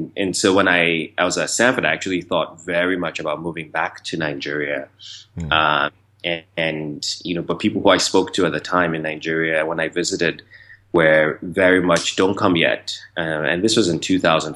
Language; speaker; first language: English; non-native, local second language; Yoruba